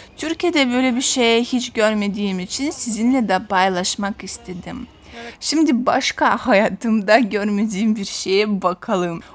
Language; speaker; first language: Turkish; non-native, fluent; Russian